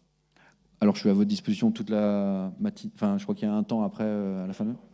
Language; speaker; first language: French; native; French